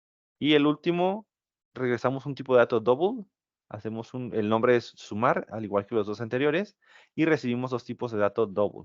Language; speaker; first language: Spanish; native; Spanish